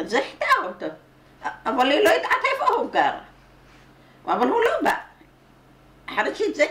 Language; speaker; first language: Hebrew; non-native, learner; Arabic